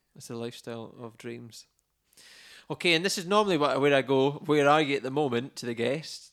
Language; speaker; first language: English; native; English